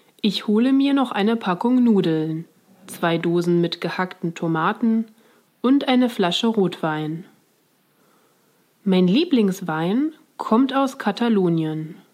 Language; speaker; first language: German; non-native, fluent; Swiss German